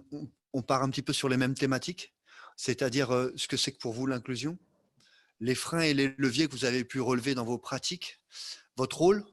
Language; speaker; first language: French; native; French